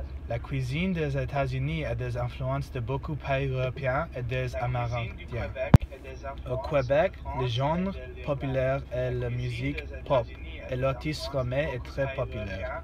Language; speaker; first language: French; non-native, learner; English